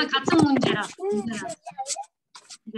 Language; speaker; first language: Korean; non-native, learner; Turkish